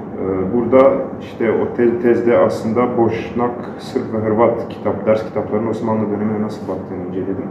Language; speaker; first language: Turkish; non-native, fluent; Bosnian